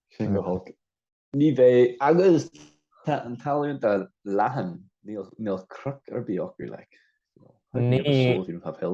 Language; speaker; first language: Irish; non-native, local second language; English